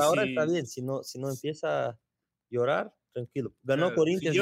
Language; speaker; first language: Spanish; non-native, learner; Portuguese